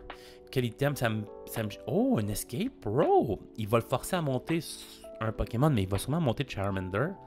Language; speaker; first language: French; native; French